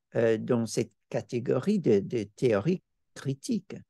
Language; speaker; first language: French; non-native, fluent; English